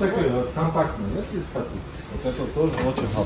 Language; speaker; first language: Russian; non-native, local second language; Uzbek